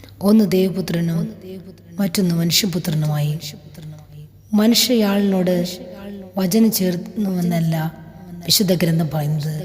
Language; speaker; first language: Malayalam; native; Malayalam